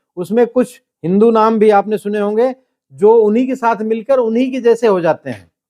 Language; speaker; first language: Hindi; native; Hindi